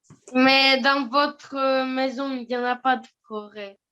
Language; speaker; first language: French; non-native, learner; Russian